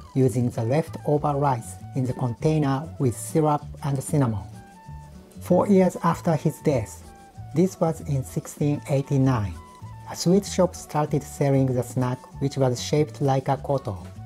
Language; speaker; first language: English; non-native, fluent; Japanese